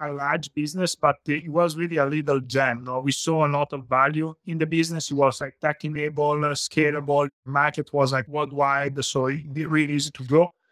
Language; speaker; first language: English; non-native, fluent; Italian